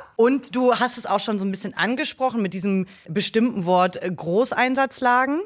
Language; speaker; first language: German; native; German